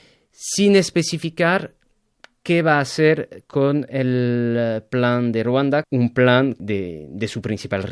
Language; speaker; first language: Spanish; native; Spanish